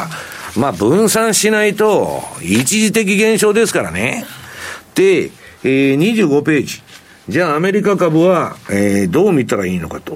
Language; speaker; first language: Japanese; native; Japanese